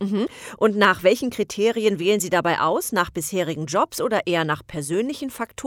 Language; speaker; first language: German; native; German